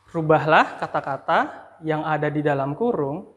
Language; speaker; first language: English; non-native, fluent; Indonesian